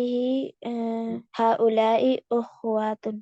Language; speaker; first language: Arabic; non-native, learner; Urdu